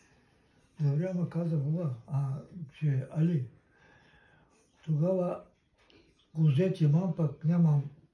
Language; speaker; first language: Bulgarian; non-native, local second language; Turkish